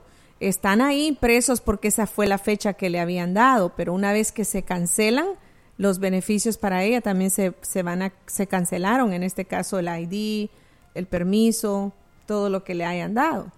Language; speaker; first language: Spanish; native; Spanish